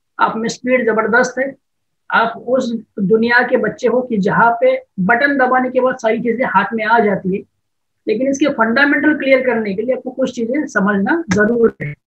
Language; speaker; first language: Hindi; non-native, local second language; Marathi